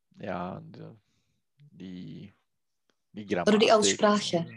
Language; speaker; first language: German; non-native, learner; Czech